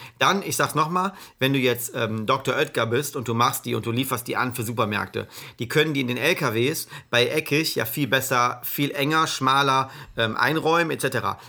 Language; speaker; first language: German; early bilingual, other home language; Italian